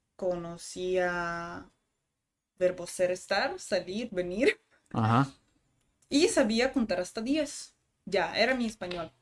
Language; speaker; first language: Spanish; non-native, fluent; Russian